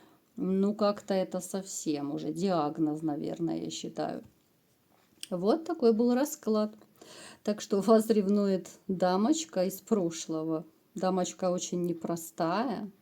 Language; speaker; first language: Russian; native; Russian